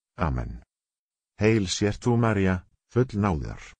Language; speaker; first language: Icelandic; non-native, learner; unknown